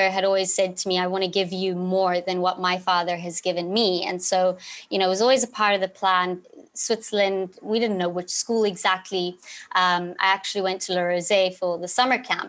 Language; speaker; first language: English; native; English